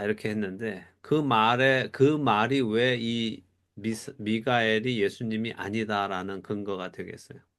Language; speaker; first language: Korean; native; Korean